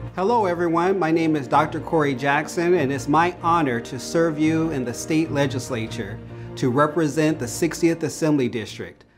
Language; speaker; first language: English; native; English